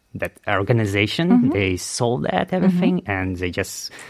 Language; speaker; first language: English; non-native, learner; Uzbek